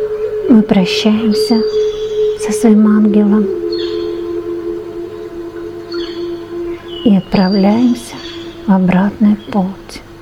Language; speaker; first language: Russian; native; Russian